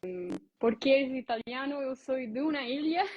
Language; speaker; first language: Portuguese; non-native, learner; Italian